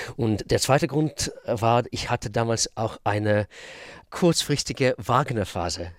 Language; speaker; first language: German; non-native, fluent; Russian